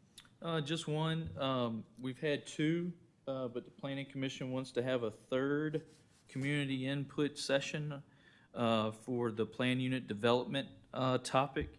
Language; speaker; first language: English; native; English